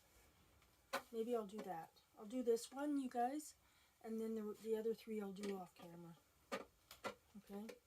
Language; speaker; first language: English; native; English